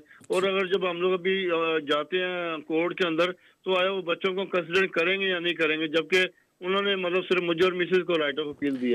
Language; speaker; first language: Hindi; native; Hindi